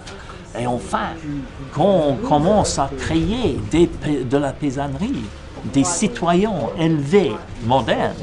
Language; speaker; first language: French; non-native, fluent; English